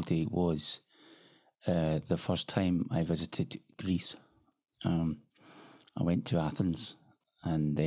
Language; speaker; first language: English; native; English